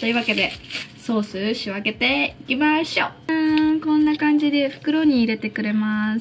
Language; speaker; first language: Japanese; early bilingual, heritage; Japanese